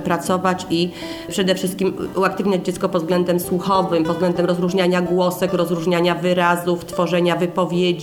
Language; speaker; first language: Polish; native; Polish